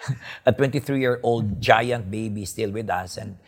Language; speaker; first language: English; non-native, local second language; Hiligaynon